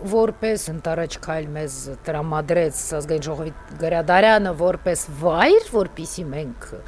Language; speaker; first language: Armenian; native; Armenian